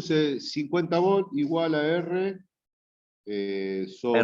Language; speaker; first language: Spanish; native; Spanish